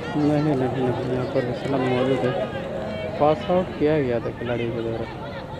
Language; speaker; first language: Hindi; native; Hindi